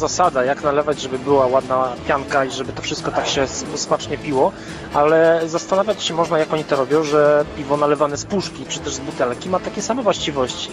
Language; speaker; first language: Polish; native; Polish